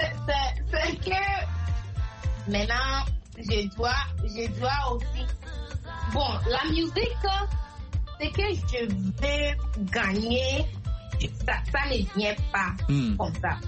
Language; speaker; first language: French; non-native, learner; Akan